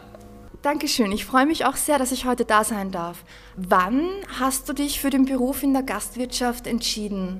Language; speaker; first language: German; native; German